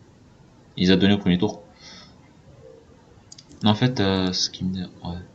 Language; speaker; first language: French; native; French